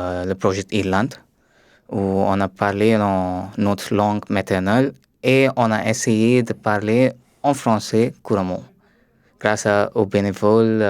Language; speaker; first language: French; non-native, learner; Tamil